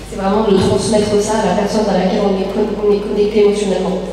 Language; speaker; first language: French; native; French